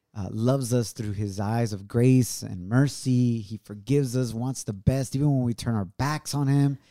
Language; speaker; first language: English; early bilingual, other home language; Spanish